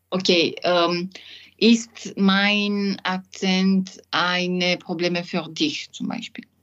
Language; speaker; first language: German; non-native, learner; French